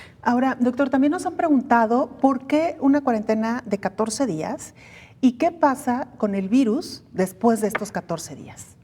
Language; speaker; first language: Spanish; native; Spanish